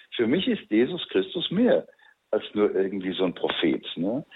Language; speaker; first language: German; native; German